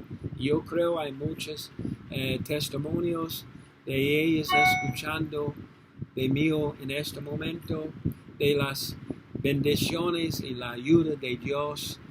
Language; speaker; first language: Spanish; non-native, learner; English